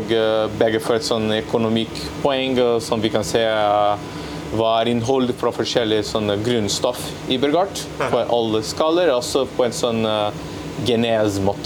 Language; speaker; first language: Norwegian; non-native, learner; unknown